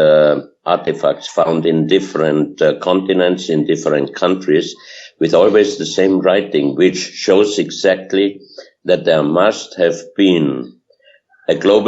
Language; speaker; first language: English; non-native, fluent; German